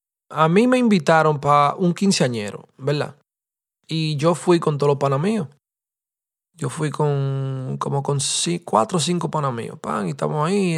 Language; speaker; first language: Spanish; early bilingual, heritage; Spanish